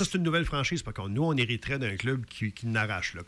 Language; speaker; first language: French; native; French